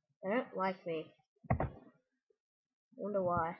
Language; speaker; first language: English; native; English